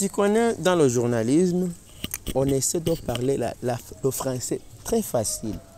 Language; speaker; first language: French; non-native, learner; Rundi